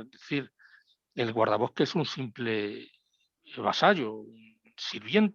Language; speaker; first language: Spanish; native; Spanish